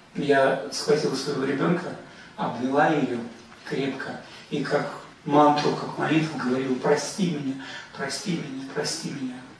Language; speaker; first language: Russian; native; Russian